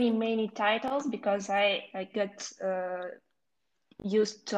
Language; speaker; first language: English; non-native, fluent; Ukrainian